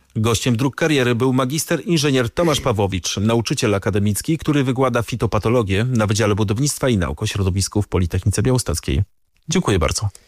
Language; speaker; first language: Polish; native; Polish